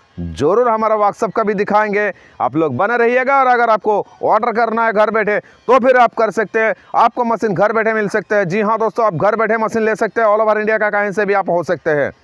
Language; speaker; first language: Hindi; non-native, local second language; Bangla